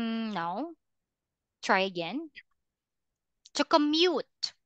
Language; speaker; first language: English; non-native, fluent; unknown